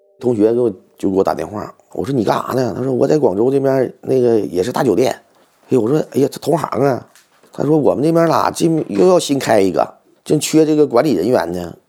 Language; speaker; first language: Chinese; native; Chinese